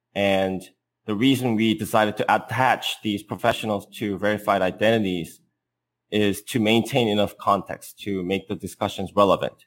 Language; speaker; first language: English; non-native, fluent; Korean